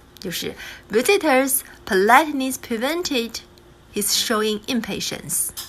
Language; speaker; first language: English; non-native, learner; Chinese